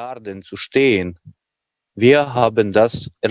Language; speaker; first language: German; non-native, fluent; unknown